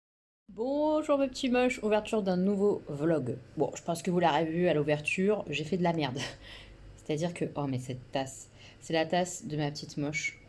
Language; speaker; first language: French; native; French